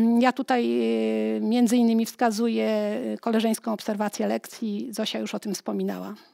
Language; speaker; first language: Polish; native; Polish